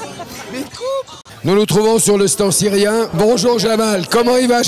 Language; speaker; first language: French; native; French